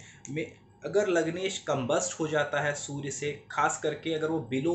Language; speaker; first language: Hindi; native; Hindi